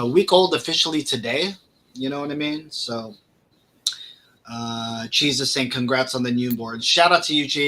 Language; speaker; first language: English; native; English